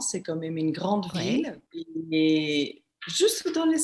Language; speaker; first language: French; non-native, fluent; Portuguese